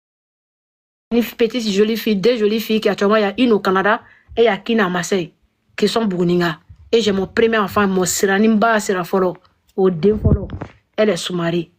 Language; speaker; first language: French; non-native, local second language; Dyula